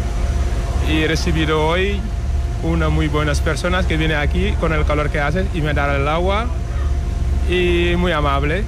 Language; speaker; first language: Spanish; non-native, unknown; Wolof